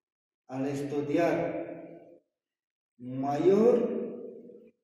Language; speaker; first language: Spanish; non-native, fluent; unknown